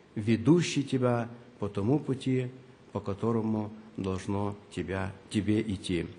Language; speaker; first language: Russian; non-native, local second language; Ukrainian